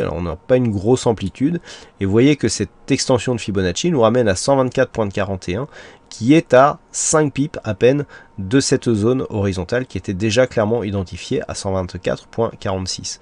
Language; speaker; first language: French; native; French